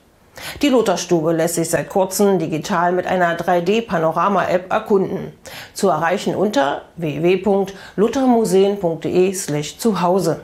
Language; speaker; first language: German; native; German